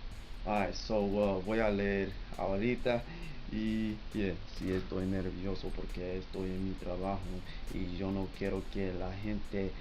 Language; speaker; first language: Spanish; non-native, learner; English